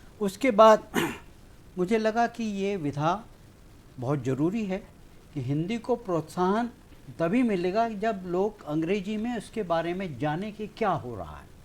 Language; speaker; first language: Hindi; native; Hindi